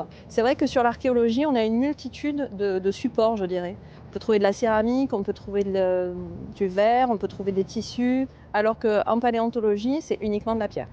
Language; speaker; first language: French; native; French